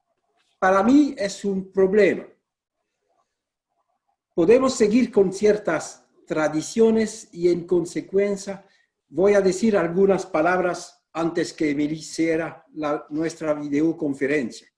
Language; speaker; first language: Spanish; non-native, fluent; French